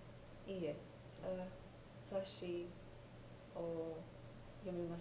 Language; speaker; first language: Japanese; non-native, learner; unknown